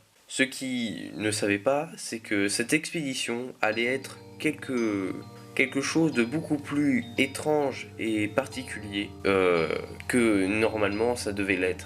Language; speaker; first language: French; native; French